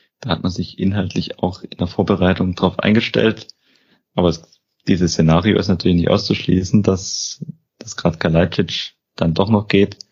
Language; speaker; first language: German; native; German